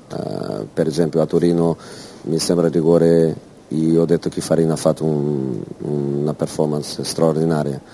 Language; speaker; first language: Italian; non-native, fluent; Portuguese